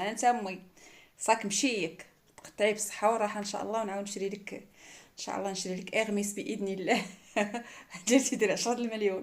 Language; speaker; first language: Arabic; native; Arabic